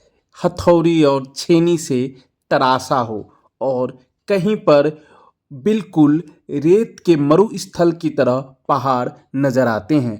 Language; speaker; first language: Hindi; native; Hindi